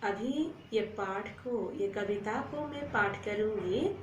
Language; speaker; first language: Hindi; non-native, local second language; Assamese